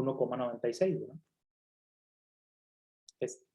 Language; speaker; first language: Spanish; native; Spanish